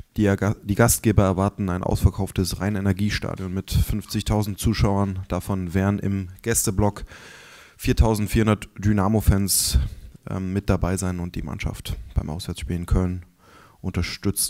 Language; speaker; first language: German; native; German